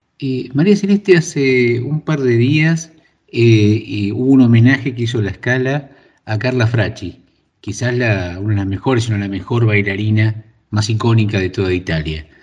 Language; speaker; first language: Spanish; native; Spanish